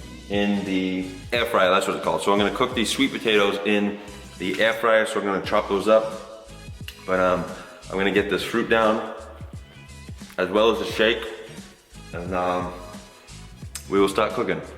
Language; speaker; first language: English; native; English